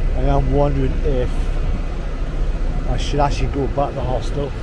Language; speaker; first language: English; native; English